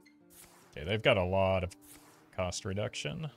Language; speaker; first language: English; native; English